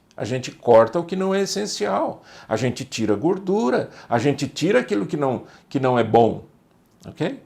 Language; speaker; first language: Portuguese; native; Portuguese